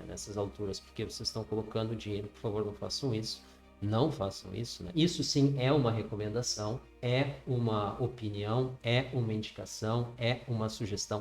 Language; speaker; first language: Portuguese; native; Portuguese